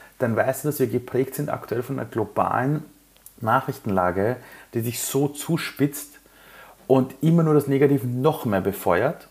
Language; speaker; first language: German; early bilingual, other home language; Persian